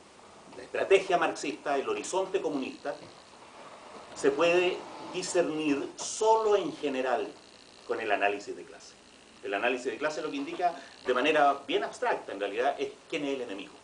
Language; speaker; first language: Spanish; native; Spanish